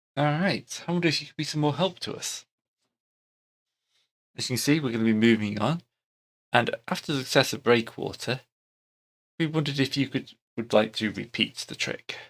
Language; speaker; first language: English; native; English